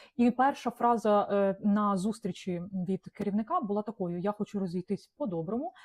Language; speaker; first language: Ukrainian; non-native, local second language; Russian